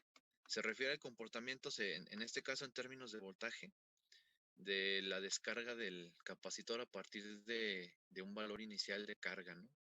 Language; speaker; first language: Spanish; native; Spanish